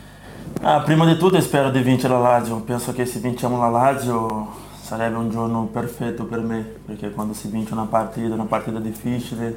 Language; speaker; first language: Italian; non-native, fluent; Portuguese